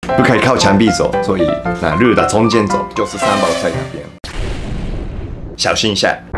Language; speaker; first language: Chinese; non-native, fluent; Japanese